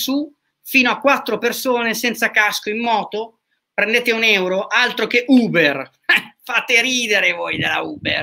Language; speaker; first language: Italian; native; Italian